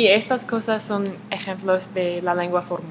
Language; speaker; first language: Spanish; non-native, learner; English